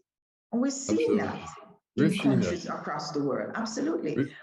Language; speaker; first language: English; native; English